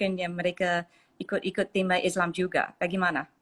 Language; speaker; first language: Indonesian; non-native, fluent; English